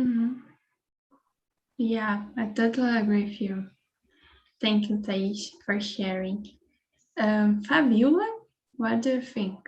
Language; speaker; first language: English; non-native, fluent; Portuguese